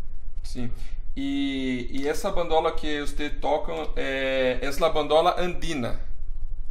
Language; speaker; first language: Spanish; non-native, fluent; Portuguese